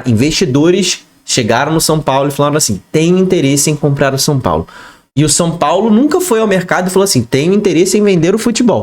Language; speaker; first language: Portuguese; native; Portuguese